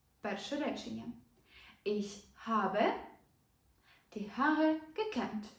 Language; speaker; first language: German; non-native, fluent; Ukrainian